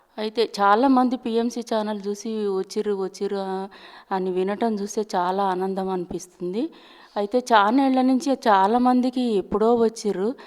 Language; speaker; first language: Telugu; native; Telugu